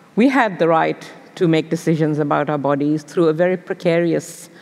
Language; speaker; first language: English; non-native, local second language; Urdu